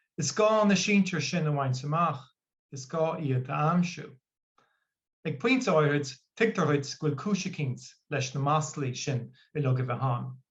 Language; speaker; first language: Irish; non-native, local second language; English